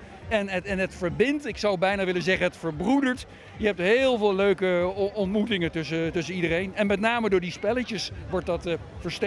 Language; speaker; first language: Dutch; native; Dutch